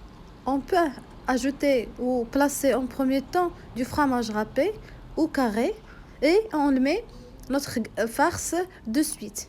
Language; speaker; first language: French; non-native, local second language; Arabic